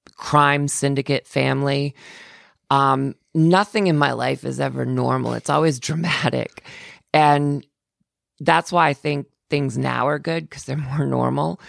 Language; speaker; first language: English; native; English